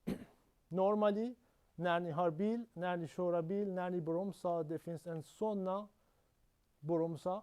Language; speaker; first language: Swedish; non-native, learner; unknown